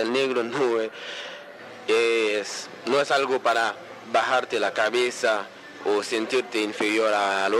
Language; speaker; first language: Spanish; non-native, local second language; Haitian Creole